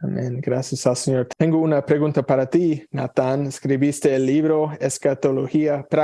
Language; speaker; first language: Spanish; non-native, fluent; English